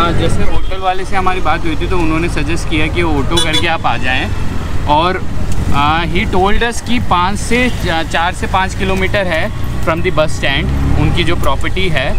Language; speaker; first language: Hindi; native; Hindi